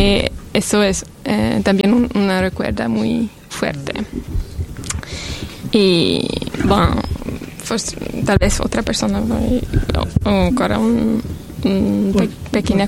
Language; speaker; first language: Spanish; non-native, learner; French